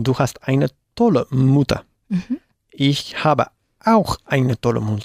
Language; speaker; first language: German; non-native, learner; Spanish